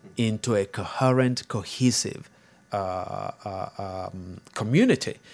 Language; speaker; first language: English; non-native, local second language; Igbo